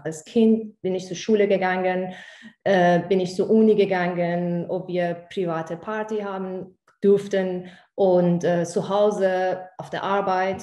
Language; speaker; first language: German; non-native, fluent; Persian